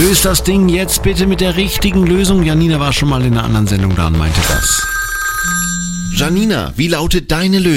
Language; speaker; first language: German; native; German